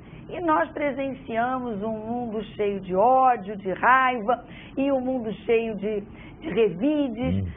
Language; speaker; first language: Portuguese; native; Portuguese